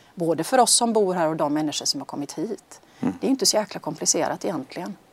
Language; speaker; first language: Swedish; native; Swedish